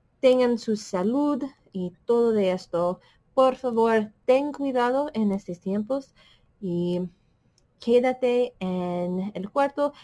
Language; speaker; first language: Spanish; non-native, fluent; English